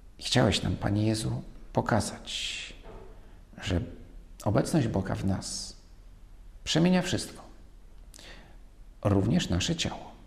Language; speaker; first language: Polish; native; Polish